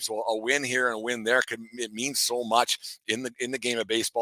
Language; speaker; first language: English; native; English